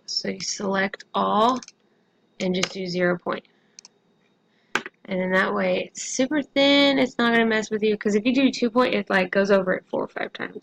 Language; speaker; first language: English; native; English